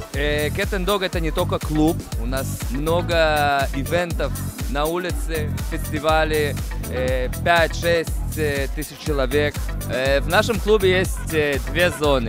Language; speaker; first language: Russian; early bilingual, other home language; Hebrew